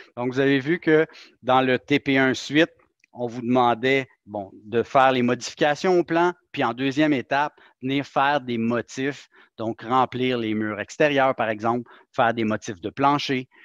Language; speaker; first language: French; native; French